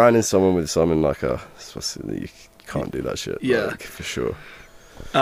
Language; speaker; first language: English; native; English